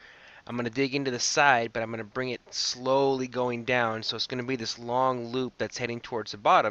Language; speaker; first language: English; native; English